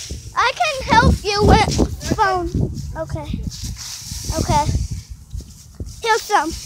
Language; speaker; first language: English; native; English